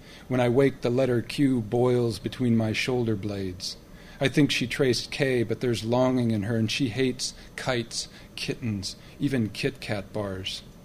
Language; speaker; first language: English; native; English